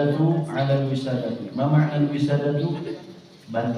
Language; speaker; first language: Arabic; non-native, fluent; Indonesian